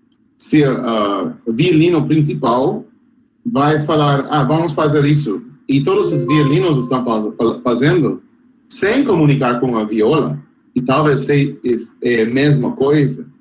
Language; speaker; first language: Portuguese; non-native, fluent; English